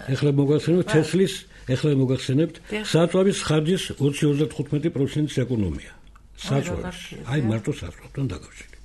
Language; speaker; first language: Georgian; native; Georgian